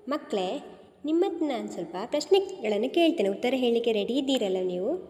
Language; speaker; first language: Hindi; non-native, local second language; Kannada